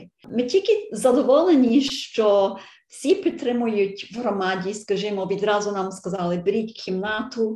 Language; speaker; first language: Ukrainian; early bilingual, heritage; Ukrainian